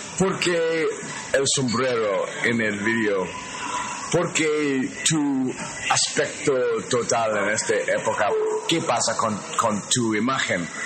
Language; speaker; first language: Spanish; non-native, learner; English